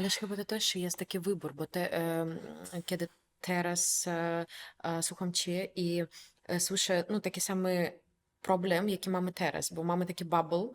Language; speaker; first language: Polish; non-native, fluent; Belarusian